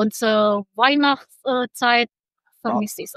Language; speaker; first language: German; non-native, local second language; Indonesian